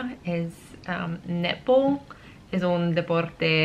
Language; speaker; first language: Spanish; non-native, learner; English